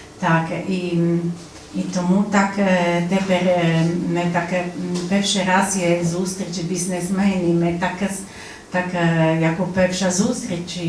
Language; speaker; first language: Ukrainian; non-native, learner; Polish